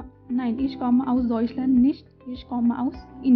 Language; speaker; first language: German; non-native, fluent; Hindi